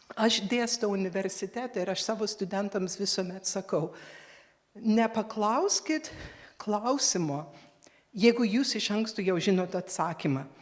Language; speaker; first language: Lithuanian; early bilingual, heritage; Lithuanian